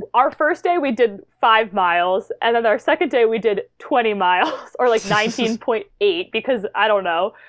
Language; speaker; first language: English; native; English